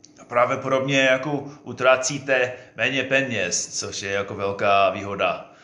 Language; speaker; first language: Czech; non-native, fluent; English